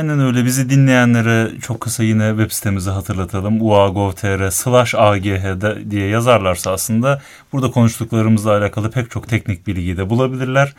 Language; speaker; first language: Turkish; native; Turkish